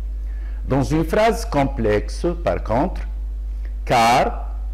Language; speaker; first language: French; non-native, local second language; Arabic